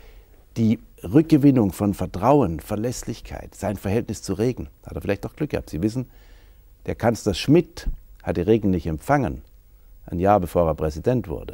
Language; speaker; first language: German; native; German